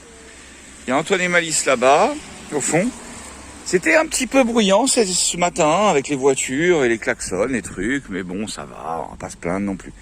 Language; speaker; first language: French; native; French